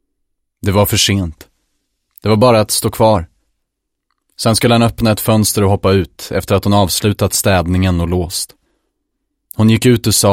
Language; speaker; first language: Swedish; native; Swedish